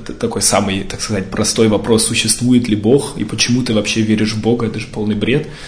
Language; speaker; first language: Russian; early bilingual, heritage; Russian